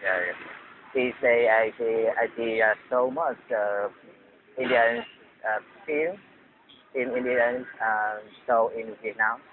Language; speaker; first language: English; non-native, learner; Vietnamese